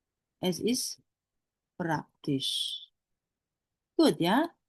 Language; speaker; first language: German; non-native, fluent; Indonesian